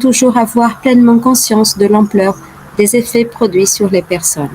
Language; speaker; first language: French; non-native, fluent; Spanish